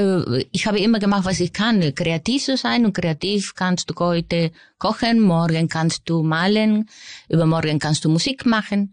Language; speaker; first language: German; non-native, fluent; Spanish